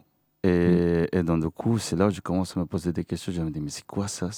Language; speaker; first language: French; non-native, fluent; Spanish